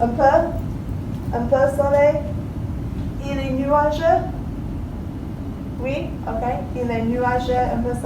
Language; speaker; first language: French; non-native, fluent; English